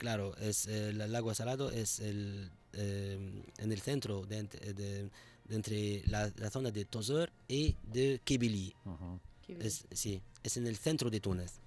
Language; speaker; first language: Spanish; non-native, fluent; Arabic